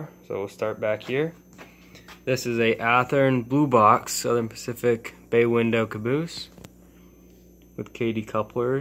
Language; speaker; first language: English; native; English